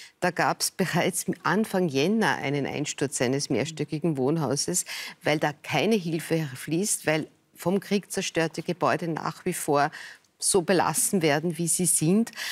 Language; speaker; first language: German; native; German